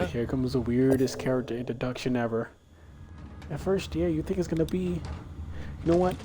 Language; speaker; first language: English; native; English